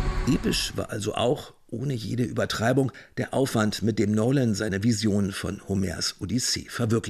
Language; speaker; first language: German; native; German